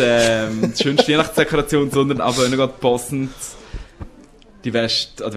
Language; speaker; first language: German; native; German